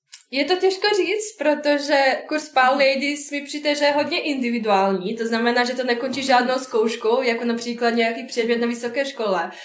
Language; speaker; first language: Czech; non-native, fluent; Bosnian